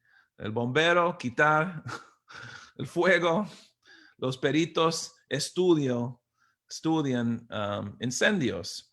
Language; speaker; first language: Spanish; non-native, fluent; English